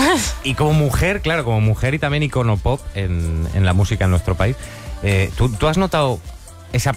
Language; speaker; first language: Spanish; native; Spanish